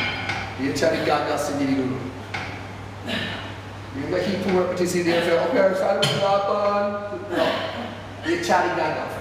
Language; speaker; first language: Indonesian; non-native, fluent; English